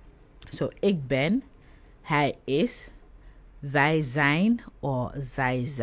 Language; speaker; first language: Dutch; non-native, fluent; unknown